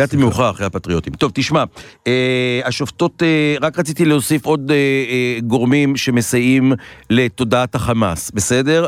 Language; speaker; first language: Hebrew; native; Hebrew